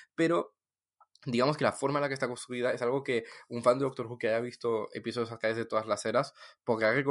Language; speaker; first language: Spanish; non-native, fluent; French